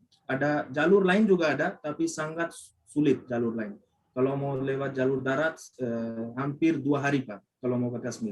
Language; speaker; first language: Indonesian; non-native, fluent; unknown